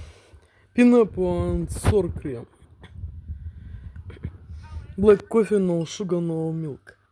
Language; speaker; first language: English; non-native, learner; Russian